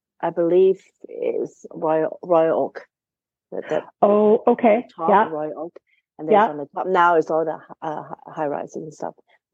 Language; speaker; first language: English; non-native, local second language; Cantonese